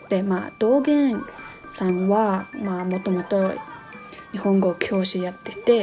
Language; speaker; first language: Japanese; non-native, fluent; Mongolian